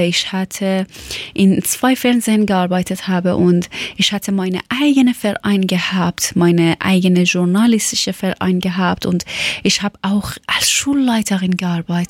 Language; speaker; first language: German; non-native, learner; Persian